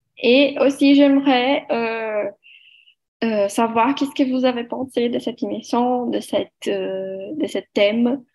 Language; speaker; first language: French; non-native, learner; Portuguese